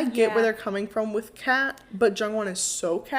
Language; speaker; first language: English; native; English